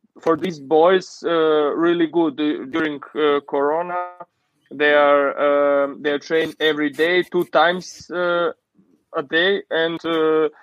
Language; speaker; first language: English; non-native, learner; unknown